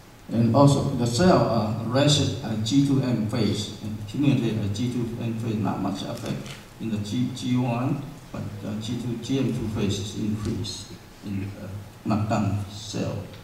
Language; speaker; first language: English; non-native, fluent; Chinese